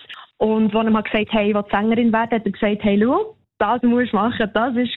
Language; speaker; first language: German; native; German